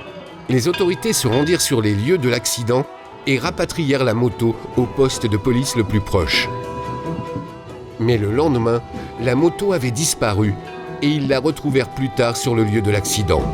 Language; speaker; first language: French; native; French